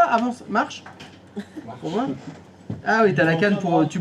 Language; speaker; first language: French; native; French